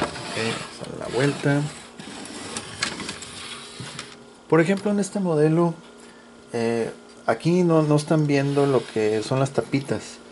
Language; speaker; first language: Spanish; native; Spanish